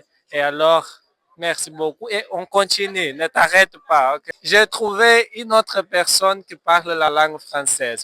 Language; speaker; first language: French; non-native, fluent; Portuguese